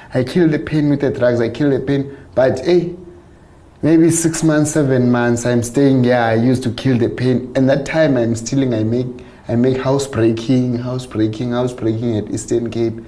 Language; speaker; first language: English; non-native, local second language; Xhosa